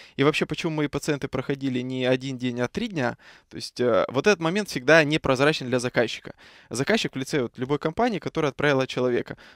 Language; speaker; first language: Russian; native; Russian